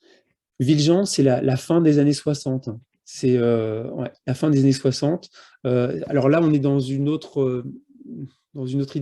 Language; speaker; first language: French; native; French